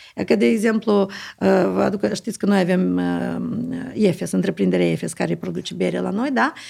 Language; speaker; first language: Romanian; native; Romanian